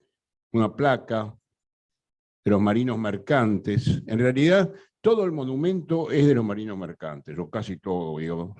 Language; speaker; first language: Spanish; native; Spanish